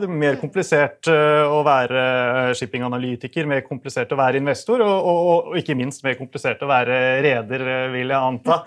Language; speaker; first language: Norwegian; native; Norwegian